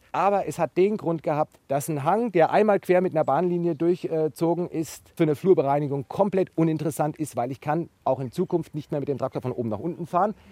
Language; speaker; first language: German; native; German